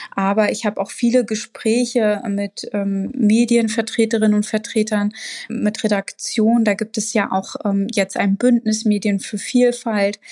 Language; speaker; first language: German; early bilingual, other home language; Arabic